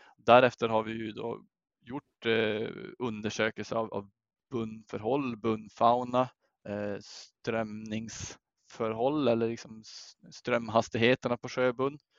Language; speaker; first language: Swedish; native; Swedish